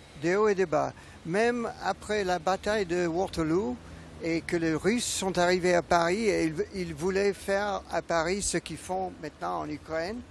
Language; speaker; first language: French; non-native, fluent; English